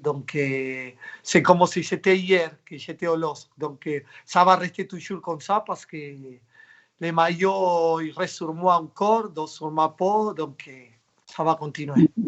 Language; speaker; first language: French; non-native, fluent; Spanish